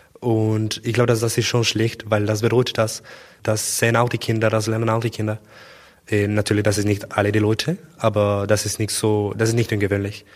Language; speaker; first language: German; non-native, learner; Spanish